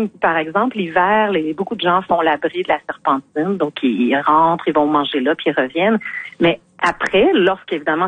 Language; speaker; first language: French; native; French